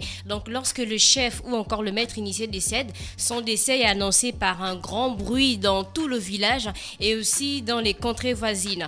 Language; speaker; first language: French; native; French